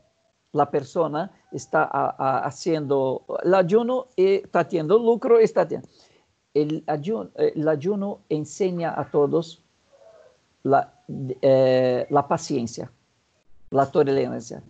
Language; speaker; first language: Spanish; non-native, fluent; Portuguese